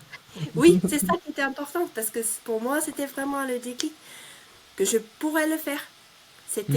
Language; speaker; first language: French; non-native, fluent; Finnish